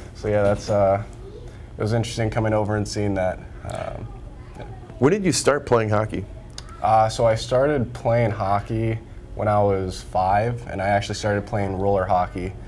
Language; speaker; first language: English; native; English